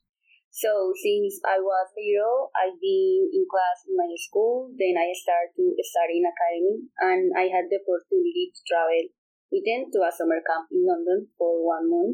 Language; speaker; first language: English; non-native, fluent; Spanish